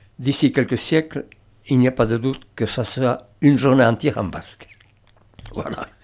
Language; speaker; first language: French; non-native, local second language; Basque